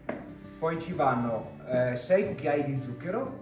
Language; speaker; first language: Italian; native; Italian